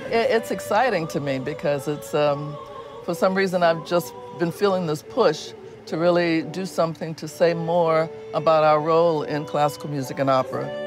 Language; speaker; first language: English; native; English